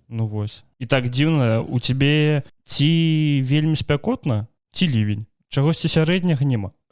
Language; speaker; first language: Belarusian; native; Belarusian